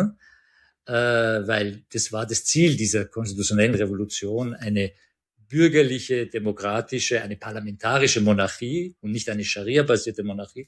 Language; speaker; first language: German; early bilingual, other home language; Persian